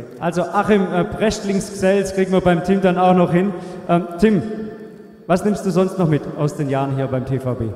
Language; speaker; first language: German; native; German